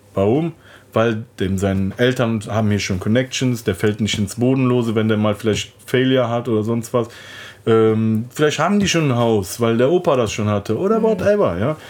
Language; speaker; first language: German; early bilingual, other home language; Turkish